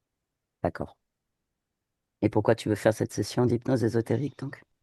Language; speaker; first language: French; native; French